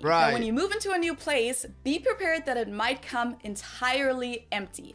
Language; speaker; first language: English; non-native, fluent; German